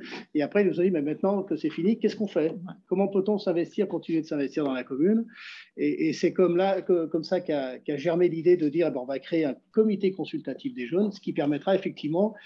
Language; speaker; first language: French; native; French